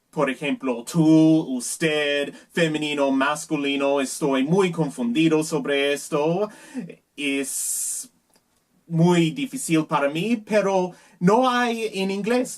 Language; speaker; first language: Spanish; non-native, learner; English